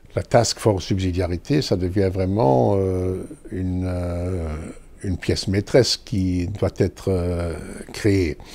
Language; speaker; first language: French; non-native, local second language; German